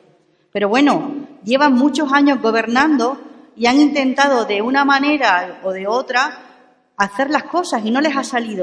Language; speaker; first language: Spanish; native; Spanish